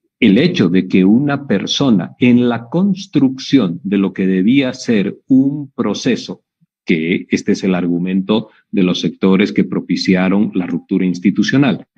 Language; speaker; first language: Spanish; native; Spanish